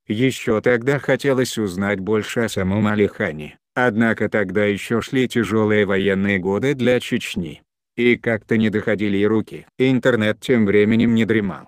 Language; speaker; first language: Russian; non-native, local second language; Chechen